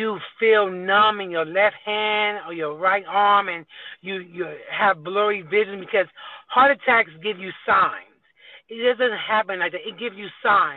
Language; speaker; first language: English; native; English